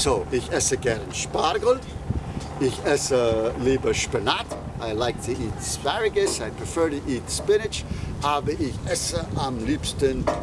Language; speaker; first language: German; non-native, fluent; English